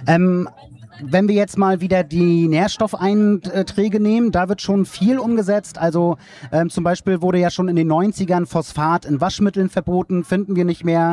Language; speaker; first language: German; native; German